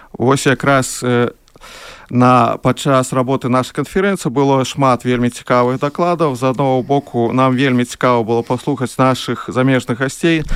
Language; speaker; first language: Belarusian; native; Belarusian